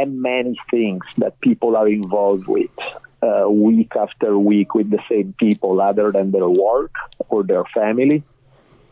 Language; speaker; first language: English; non-native, fluent; Italian